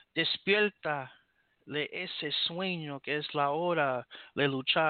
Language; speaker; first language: Spanish; early bilingual, heritage; Spanish